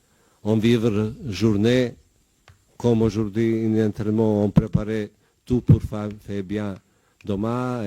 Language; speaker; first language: French; non-native, learner; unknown